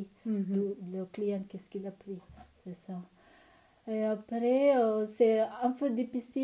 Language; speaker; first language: French; non-native, learner; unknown